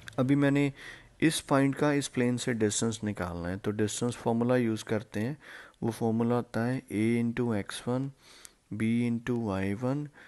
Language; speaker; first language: Hindi; non-native, local second language; Punjabi